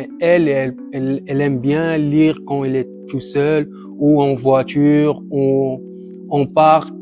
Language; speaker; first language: French; non-native, fluent; Arabic